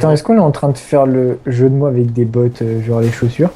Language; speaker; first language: French; native; French